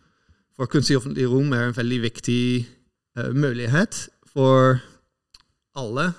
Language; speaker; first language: Norwegian; non-native, fluent; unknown